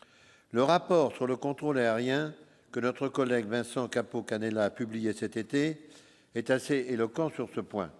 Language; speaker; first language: French; native; French